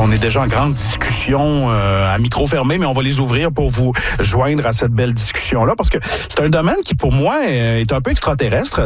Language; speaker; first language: French; native; French